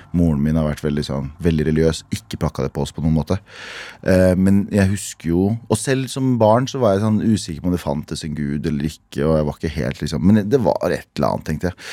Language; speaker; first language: Norwegian; early bilingual, other home language; Kurdish